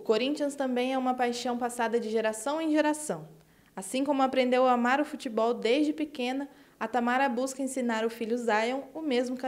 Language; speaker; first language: Portuguese; native; Portuguese